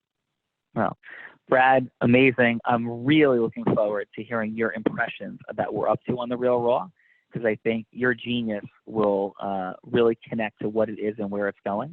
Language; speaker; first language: English; native; English